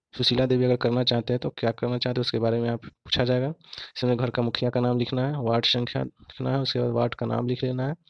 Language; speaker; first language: Hindi; native; Hindi